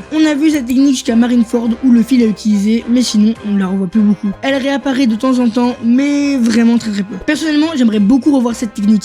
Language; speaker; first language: French; native; French